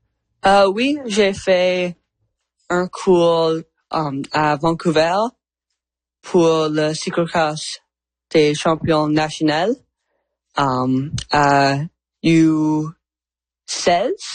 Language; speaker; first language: French; non-native, learner; English